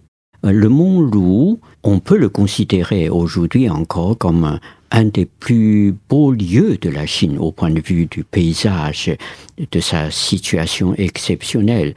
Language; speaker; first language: French; non-native, fluent; Chinese